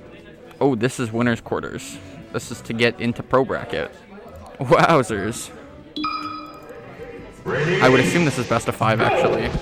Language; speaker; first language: English; native; English